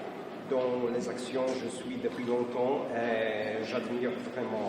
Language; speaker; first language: French; non-native, fluent; Polish